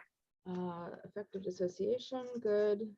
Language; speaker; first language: English; native; English